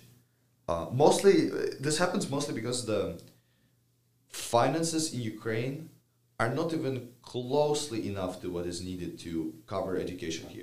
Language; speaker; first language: English; non-native, fluent; Ukrainian